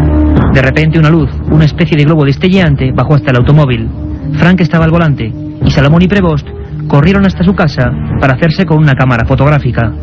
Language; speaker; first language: Spanish; native; Spanish